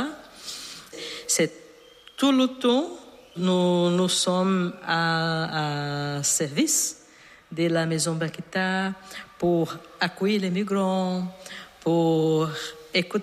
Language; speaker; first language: French; non-native, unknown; Portuguese